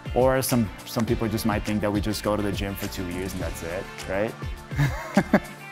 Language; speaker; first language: English; non-native, fluent; Portuguese